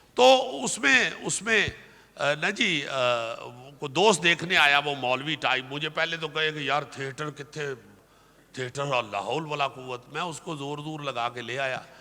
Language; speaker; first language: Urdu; non-native, local second language; Punjabi